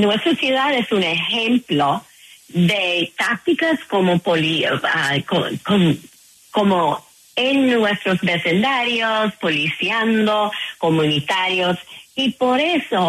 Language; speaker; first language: Spanish; non-native, fluent; English